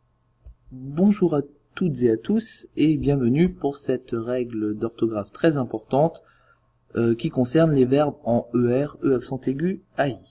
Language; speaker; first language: French; native; French